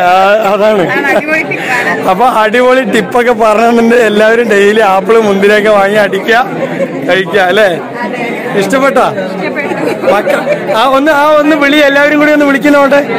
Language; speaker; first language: Malayalam; native; Malayalam